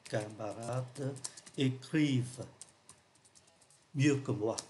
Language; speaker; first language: French; non-native, fluent; Vietnamese